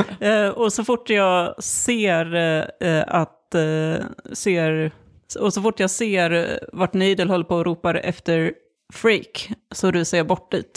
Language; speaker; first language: Swedish; native; Swedish